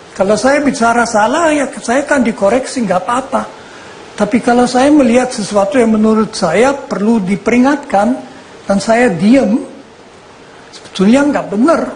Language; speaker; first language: Indonesian; non-native, fluent; German